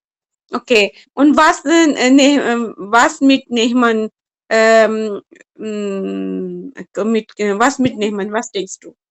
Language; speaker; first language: German; non-native, learner; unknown